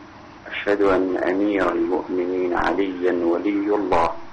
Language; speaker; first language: Arabic; native; Arabic